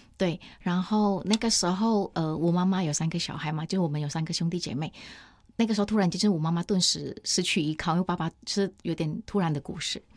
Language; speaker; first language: Chinese; non-native, fluent; Indonesian